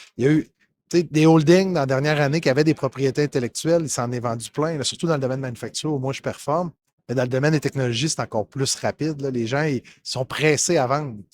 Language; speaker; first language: French; native; French